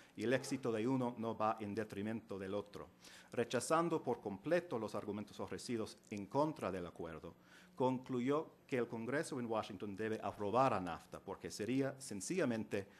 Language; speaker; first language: Spanish; non-native, fluent; English